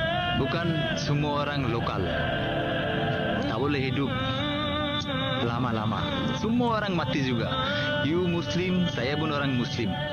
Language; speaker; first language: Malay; non-native, learner; Bangla